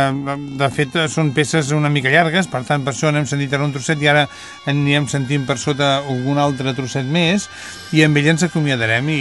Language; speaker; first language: Catalan; native; Catalan